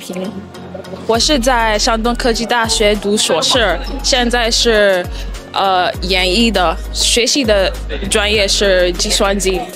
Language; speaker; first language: Chinese; non-native, fluent; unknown